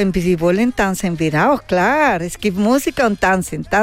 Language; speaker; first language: German; non-native, learner; Spanish